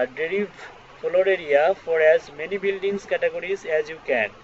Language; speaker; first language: English; non-native, local second language; Bangla